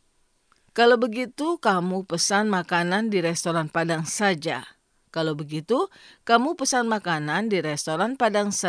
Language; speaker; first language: Indonesian; non-native, fluent; Arabic